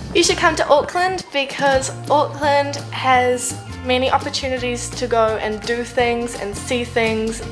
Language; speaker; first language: English; native; English